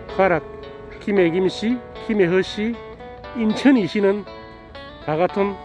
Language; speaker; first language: Korean; native; Korean